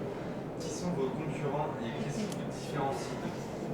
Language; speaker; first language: French; native; French